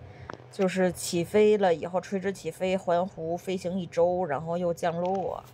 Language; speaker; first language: Chinese; native; Chinese